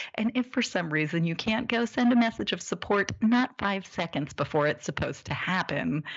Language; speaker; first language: English; native; English